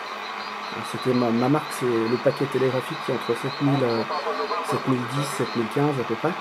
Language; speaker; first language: French; native; French